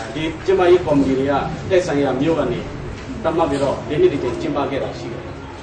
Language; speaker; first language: Burmese; non-native, local second language; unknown